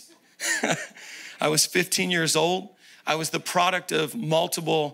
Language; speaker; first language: English; native; English